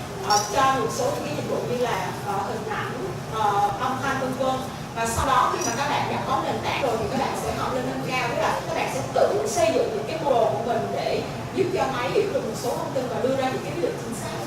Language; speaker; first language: Vietnamese; native; Vietnamese